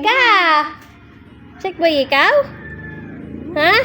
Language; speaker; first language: Filipino; native; Filipino